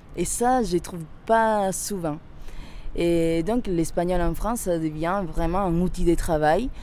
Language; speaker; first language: French; non-native, fluent; Spanish